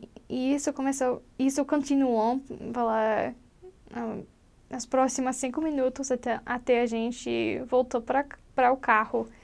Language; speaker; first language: Portuguese; non-native, learner; English